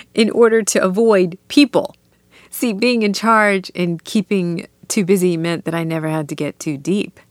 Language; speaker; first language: English; native; English